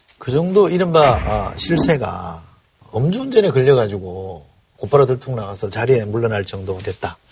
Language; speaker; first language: Korean; native; Korean